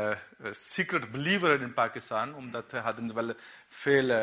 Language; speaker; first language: Dutch; non-native, learner; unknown